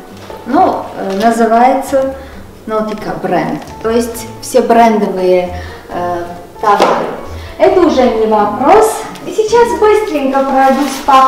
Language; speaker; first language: Russian; non-native, local second language; Armenian